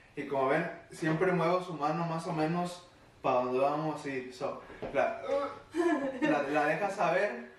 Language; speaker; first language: Spanish; early bilingual, heritage; Spanish